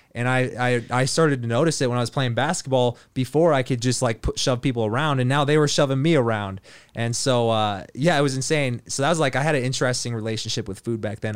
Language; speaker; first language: English; native; English